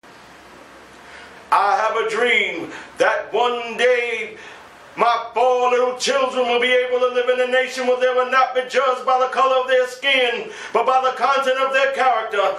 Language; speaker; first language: English; native; English